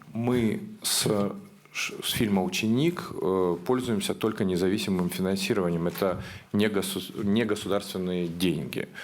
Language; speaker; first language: Russian; native; Russian